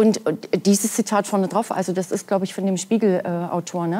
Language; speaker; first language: German; native; German